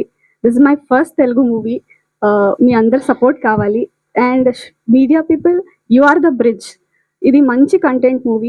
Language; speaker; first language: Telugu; non-native, learner; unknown